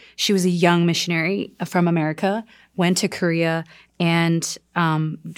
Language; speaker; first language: English; non-native, fluent; Korean